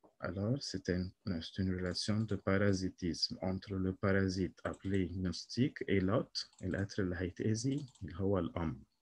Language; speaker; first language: French; non-native, local second language; Arabic